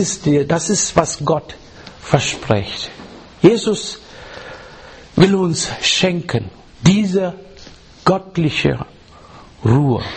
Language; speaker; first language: German; non-native, learner; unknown